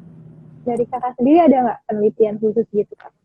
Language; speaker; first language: Indonesian; native; Indonesian